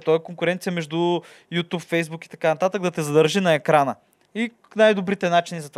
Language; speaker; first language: Bulgarian; native; Bulgarian